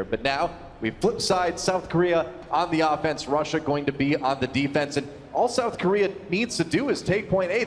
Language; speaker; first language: English; native; English